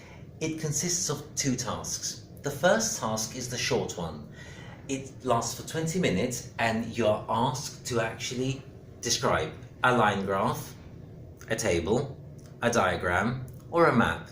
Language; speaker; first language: English; non-native, fluent; Greek